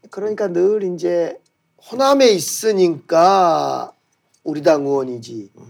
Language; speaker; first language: Korean; native; Korean